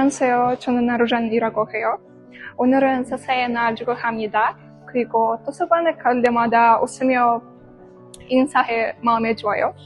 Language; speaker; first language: Korean; non-native, learner; Kazakh